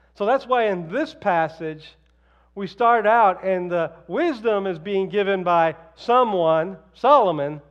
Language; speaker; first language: English; early bilingual, other home language; Spanish